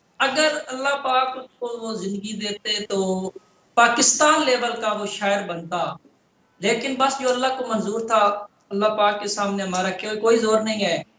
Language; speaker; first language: Urdu; non-native, local second language; Punjabi